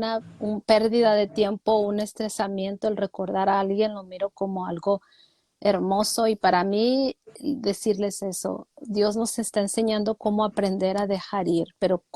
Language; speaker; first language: Spanish; native; Spanish